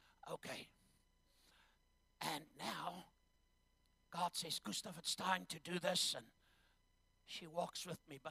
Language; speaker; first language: English; non-native, local second language; Afrikaans